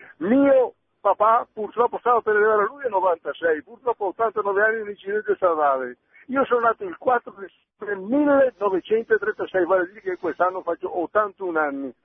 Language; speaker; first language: Italian; native; Italian